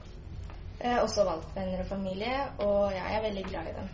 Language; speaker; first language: Norwegian; early bilingual, other home language; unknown